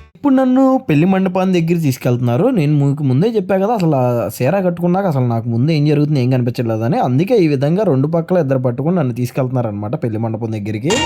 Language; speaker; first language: Telugu; non-native, local second language; Urdu